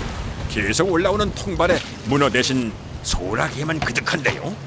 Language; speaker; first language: Korean; native; Korean